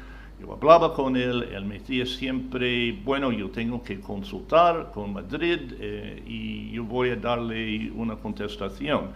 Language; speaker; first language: Spanish; non-native, fluent; English